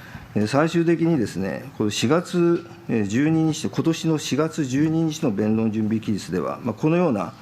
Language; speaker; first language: Japanese; native; Japanese